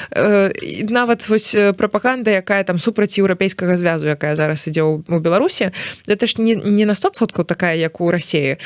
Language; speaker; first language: Belarusian; native; Belarusian